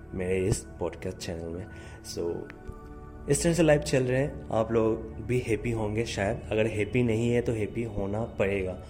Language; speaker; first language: Hindi; non-native, local second language; Assamese